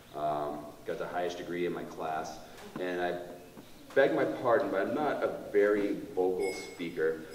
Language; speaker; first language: English; native; English